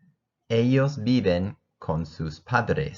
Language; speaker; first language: Spanish; non-native, fluent; English